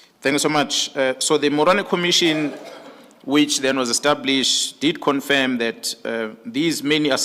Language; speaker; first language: English; non-native, local second language; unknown